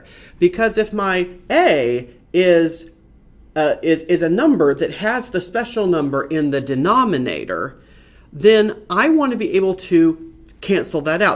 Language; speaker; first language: English; native; English